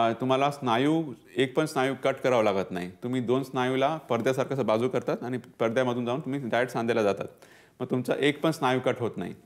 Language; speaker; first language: Marathi; non-native, local second language; Punjabi